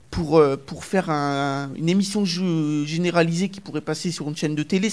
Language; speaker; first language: French; native; French